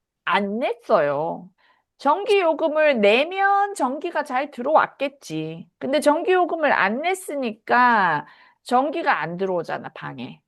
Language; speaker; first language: Korean; native; Korean